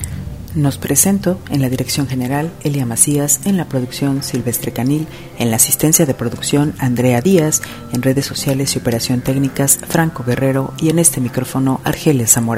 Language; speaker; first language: Spanish; native; Spanish